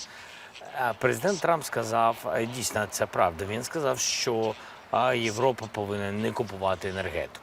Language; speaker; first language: Ukrainian; non-native, local second language; Russian